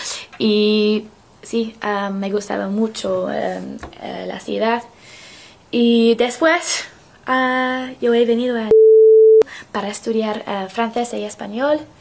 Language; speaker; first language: Spanish; non-native, learner; English